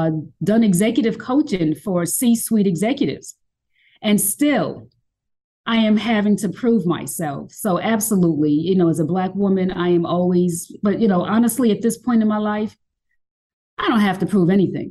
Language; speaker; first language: English; native; English